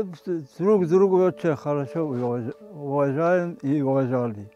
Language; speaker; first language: Russian; non-native, local second language; Armenian